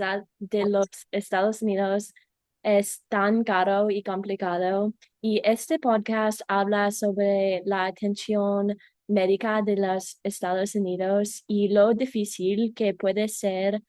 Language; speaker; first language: Spanish; non-native, learner; English